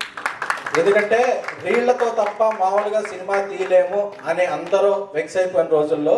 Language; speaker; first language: Telugu; native; Telugu